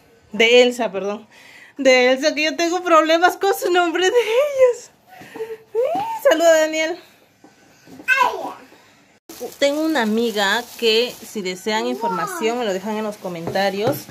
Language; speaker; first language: Spanish; native; Spanish